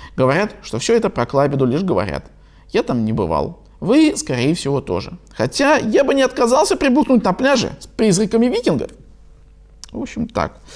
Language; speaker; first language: Russian; native; Russian